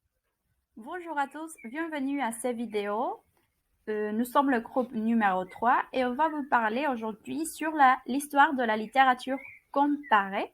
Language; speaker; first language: French; non-native, learner; Spanish